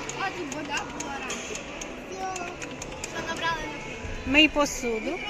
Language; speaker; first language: Ukrainian; native; Ukrainian